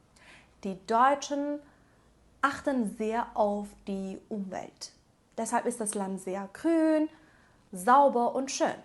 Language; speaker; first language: German; non-native, fluent; Persian